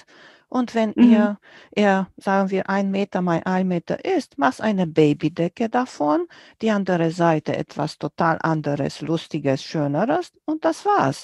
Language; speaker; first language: German; non-native, fluent; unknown